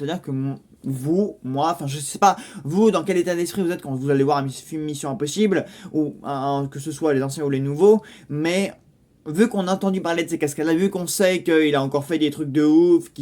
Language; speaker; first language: French; native; French